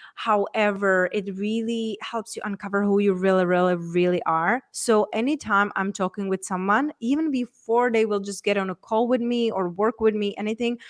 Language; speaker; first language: English; non-native, fluent; Czech